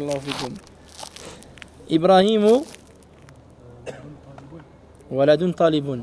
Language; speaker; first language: Arabic; non-native, fluent; French